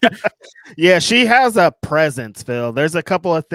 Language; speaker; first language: English; native; English